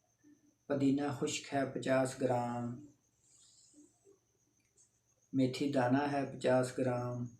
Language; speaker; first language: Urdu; non-native, local second language; Punjabi